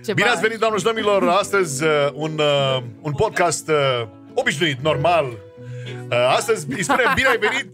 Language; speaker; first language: Romanian; native; Romanian